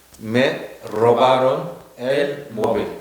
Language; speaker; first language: Spanish; non-native, learner; Korean